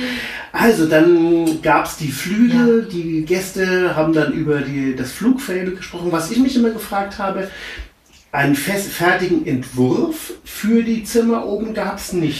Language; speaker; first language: German; native; German